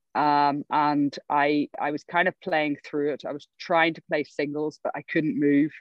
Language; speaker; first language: English; native; English